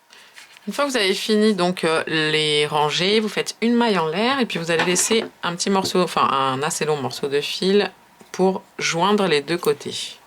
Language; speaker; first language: French; native; French